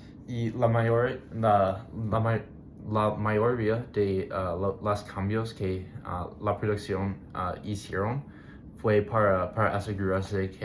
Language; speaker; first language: Spanish; non-native, learner; English